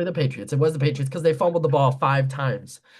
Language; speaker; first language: English; native; English